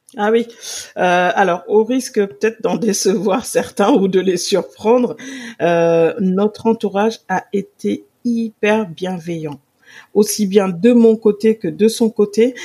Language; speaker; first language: French; non-native, local second language; Wolof